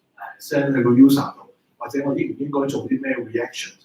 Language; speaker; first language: Chinese; native; Chinese